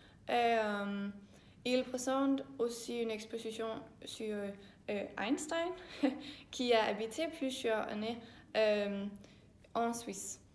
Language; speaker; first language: French; non-native, learner; Danish